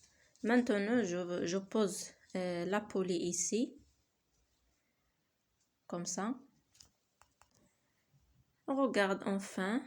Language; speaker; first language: French; non-native, learner; Arabic